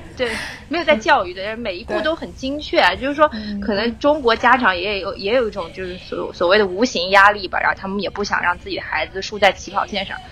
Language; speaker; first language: Chinese; native; Chinese